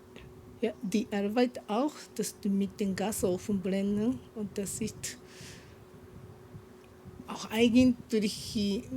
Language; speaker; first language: German; non-native, learner; Japanese